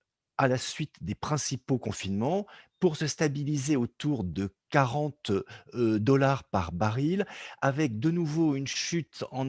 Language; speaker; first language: French; native; French